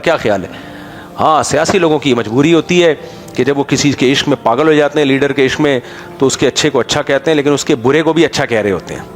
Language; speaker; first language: Urdu; native; Urdu